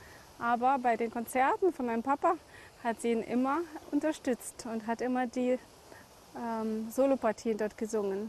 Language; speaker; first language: German; native; German